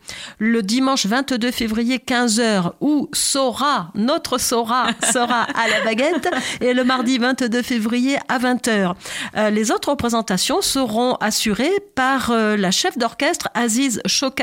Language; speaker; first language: French; native; French